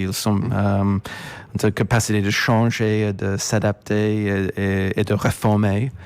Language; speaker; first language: French; non-native, fluent; English